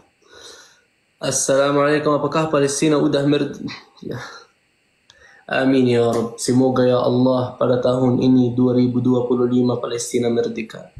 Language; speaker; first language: Indonesian; non-native, fluent; Arabic